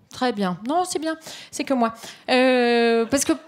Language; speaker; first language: French; native; French